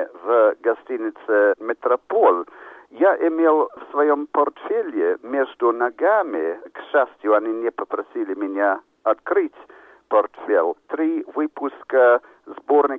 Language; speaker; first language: Russian; non-native, fluent; English